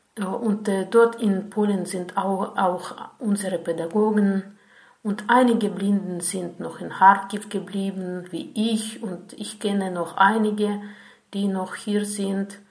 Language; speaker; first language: German; non-native, fluent; Russian